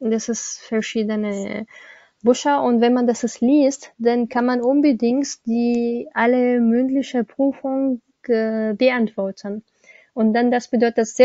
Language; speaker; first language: German; non-native, learner; Arabic